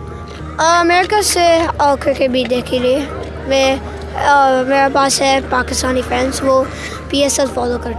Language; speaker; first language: Hindi; early bilingual, heritage; Urdu